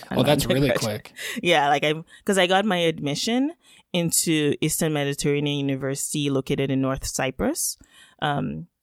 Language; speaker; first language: English; non-native, local second language; Yoruba